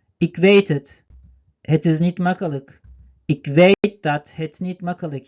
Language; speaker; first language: Dutch; non-native, learner; Turkish